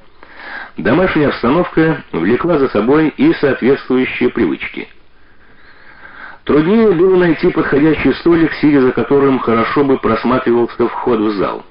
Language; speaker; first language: Russian; native; Russian